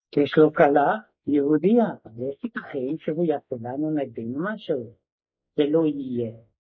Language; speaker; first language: Hebrew; non-native, fluent; Hungarian